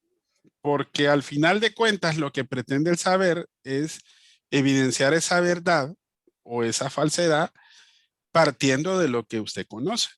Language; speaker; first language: Spanish; native; Spanish